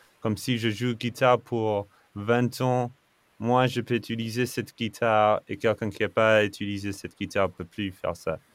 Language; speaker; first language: French; non-native, fluent; English